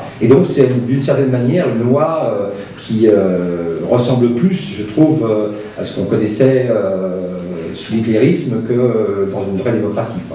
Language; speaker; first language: French; native; French